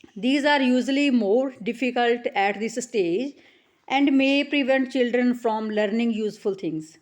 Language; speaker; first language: English; non-native, local second language; Punjabi